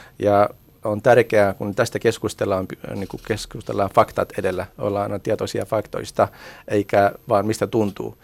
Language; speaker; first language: Finnish; early bilingual, other home language; Arabic